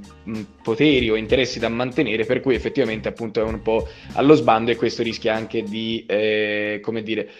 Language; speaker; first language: Italian; native; Italian